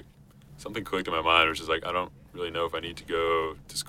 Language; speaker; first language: English; native; English